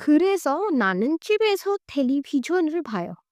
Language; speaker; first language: Korean; non-native, fluent; Hindi